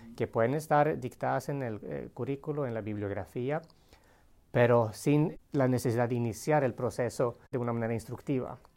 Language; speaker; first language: Spanish; non-native, fluent; Swedish